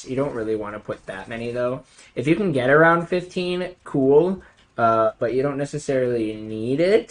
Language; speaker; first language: English; native; English